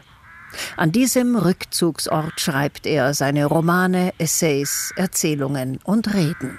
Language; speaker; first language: German; native; German